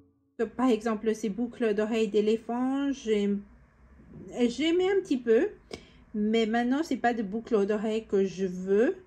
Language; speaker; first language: French; non-native, fluent; Spanish